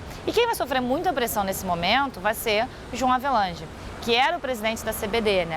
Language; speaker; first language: Portuguese; native; Portuguese